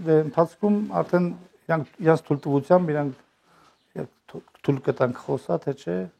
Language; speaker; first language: Armenian; non-native, local second language; Kurdish